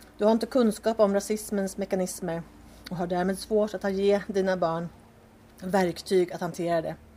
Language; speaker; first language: Swedish; early bilingual, other home language; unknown